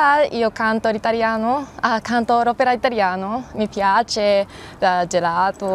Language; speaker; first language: Italian; non-native, learner; Japanese